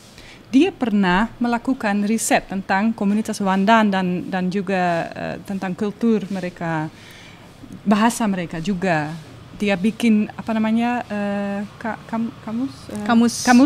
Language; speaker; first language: Indonesian; non-native, learner; Dutch